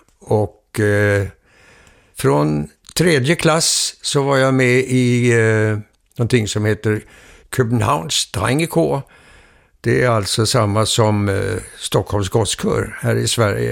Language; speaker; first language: Swedish; early bilingual, heritage; Swedish